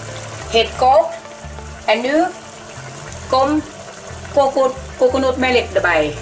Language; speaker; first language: Dutch; non-native, learner; Thai